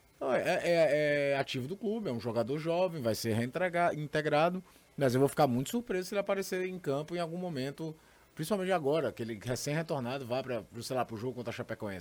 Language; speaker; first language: Portuguese; native; Portuguese